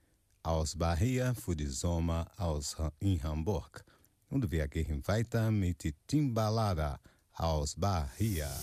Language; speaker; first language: German; non-native, fluent; Portuguese